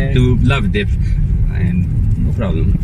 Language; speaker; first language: English; non-native, learner; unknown